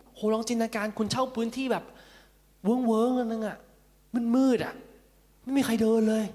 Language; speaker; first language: Thai; early bilingual, heritage; Cantonese